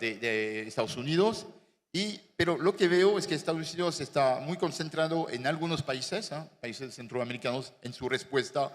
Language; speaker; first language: Spanish; non-native, fluent; French